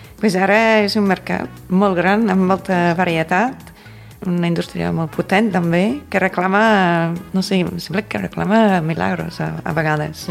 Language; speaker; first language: Catalan; non-native, fluent; English